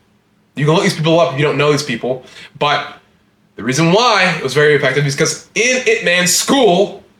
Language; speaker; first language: English; native; English